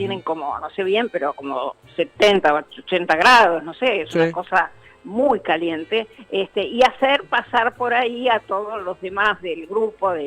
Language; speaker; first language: Spanish; native; Spanish